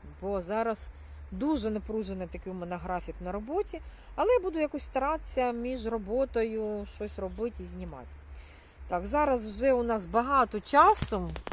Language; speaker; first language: Ukrainian; non-native, local second language; Russian